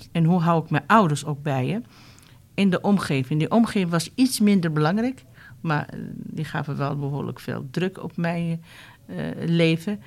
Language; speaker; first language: Dutch; non-native, fluent; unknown